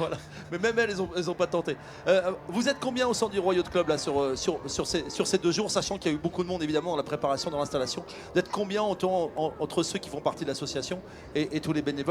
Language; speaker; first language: French; native; French